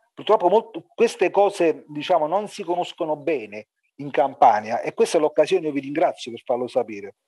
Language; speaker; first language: Italian; native; Italian